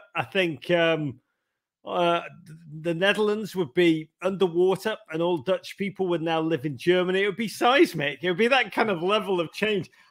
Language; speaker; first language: English; native; English